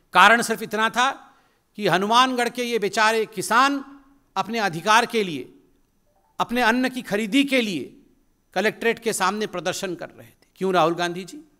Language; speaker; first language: Hindi; native; Hindi